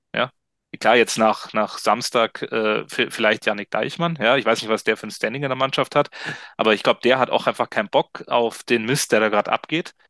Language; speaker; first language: German; native; German